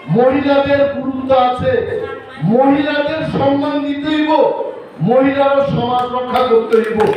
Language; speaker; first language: Bangla; non-native, local second language; Kok Borok